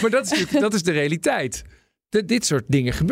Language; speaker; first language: Dutch; native; Dutch